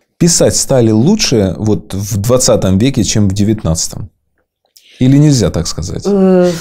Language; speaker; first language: Russian; native; Russian